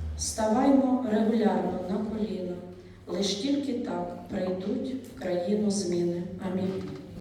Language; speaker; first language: Ukrainian; native; Ukrainian